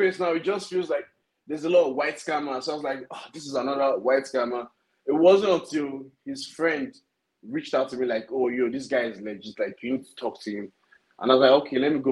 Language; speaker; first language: English; non-native, local second language; Yoruba